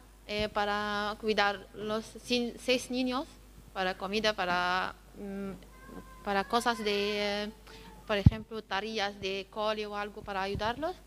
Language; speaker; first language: Spanish; non-native, learner; Arabic